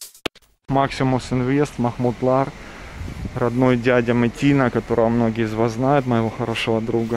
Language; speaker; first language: Russian; native; Russian